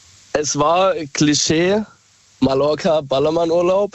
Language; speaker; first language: German; native; German